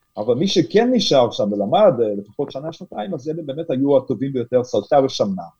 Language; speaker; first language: Hebrew; non-native, fluent; Yiddish